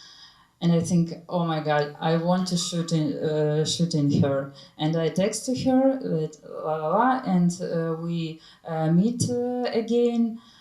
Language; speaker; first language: English; non-native, learner; Ukrainian